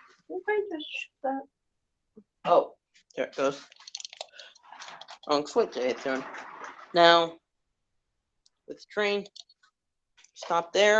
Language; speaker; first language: English; native; English